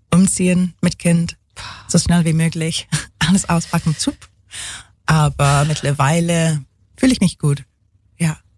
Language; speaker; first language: German; non-native, fluent; English